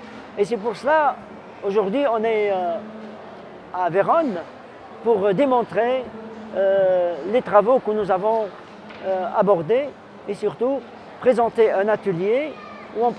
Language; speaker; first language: French; non-native, local second language; Arabic